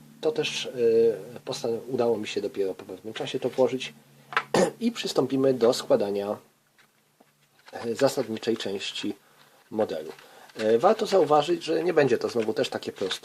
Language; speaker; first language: Polish; native; Polish